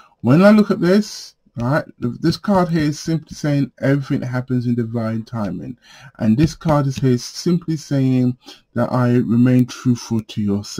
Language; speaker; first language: English; native; English